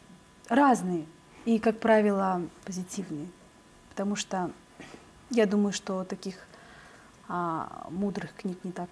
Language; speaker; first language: Russian; native; Russian